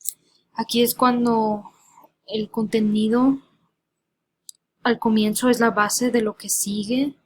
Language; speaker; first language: Spanish; early bilingual, heritage; Spanish